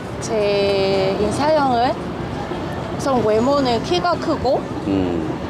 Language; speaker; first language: Korean; non-native, learner; Vietnamese